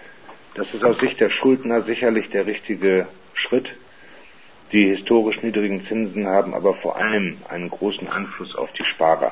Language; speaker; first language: German; native; German